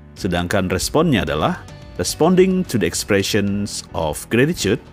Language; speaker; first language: English; non-native, fluent; Indonesian